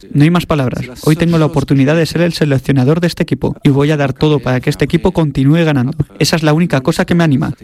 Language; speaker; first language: Spanish; non-native, fluent; French